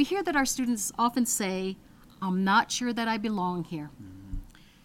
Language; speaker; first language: English; native; English